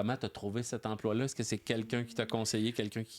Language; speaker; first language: French; native; French